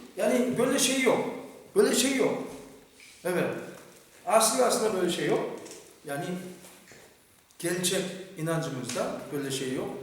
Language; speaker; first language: Turkish; non-native, fluent; Korean